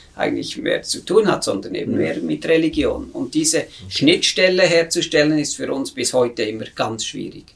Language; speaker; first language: German; native; German